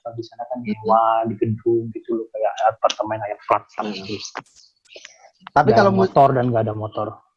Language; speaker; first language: Indonesian; native; Indonesian